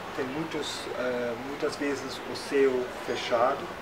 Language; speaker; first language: Portuguese; non-native, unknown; German